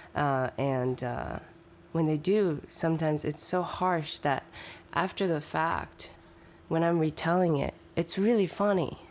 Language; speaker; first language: English; early bilingual, other home language; Chinese